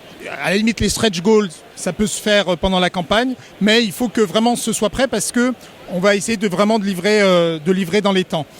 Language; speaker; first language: French; native; French